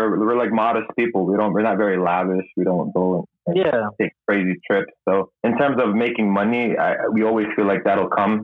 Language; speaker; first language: English; non-native, local second language; Cebuano